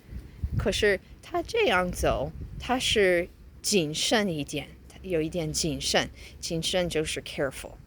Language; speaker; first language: Chinese; non-native, fluent; English